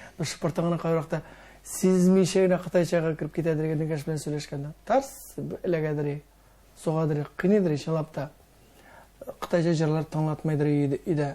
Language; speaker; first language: Tatar; early bilingual, heritage; Tatar